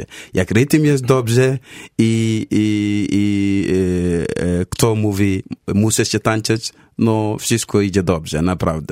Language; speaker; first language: Polish; non-native, learner; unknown